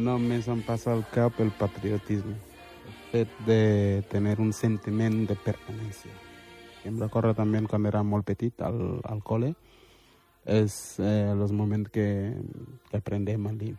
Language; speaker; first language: Catalan; non-native, fluent; Wolof